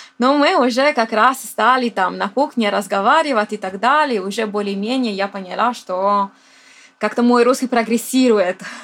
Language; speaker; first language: Russian; non-native, fluent; Italian